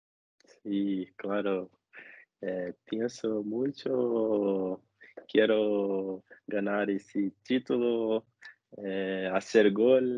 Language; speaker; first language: Spanish; non-native, learner; Portuguese